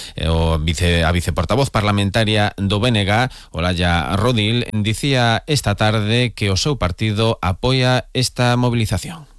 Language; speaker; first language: Galician; native; Galician